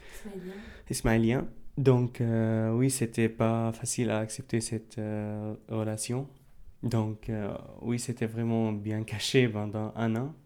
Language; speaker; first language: French; non-native, fluent; Arabic